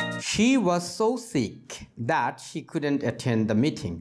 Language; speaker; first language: English; non-native, local second language; Bangla